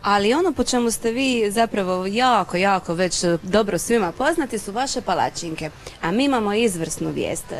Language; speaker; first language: Croatian; native; Croatian